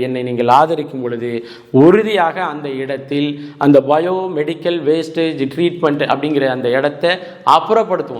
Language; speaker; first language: Tamil; native; Tamil